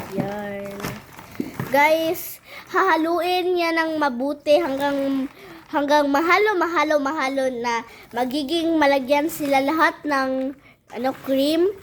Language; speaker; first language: Filipino; non-native, local second language; Cebuano